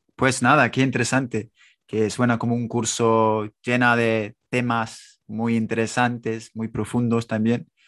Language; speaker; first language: Spanish; non-native, fluent; English